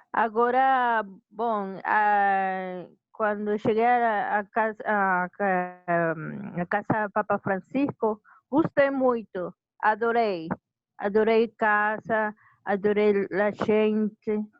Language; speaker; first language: Portuguese; non-native, learner; Spanish